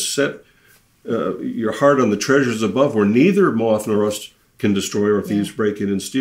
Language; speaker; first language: English; native; English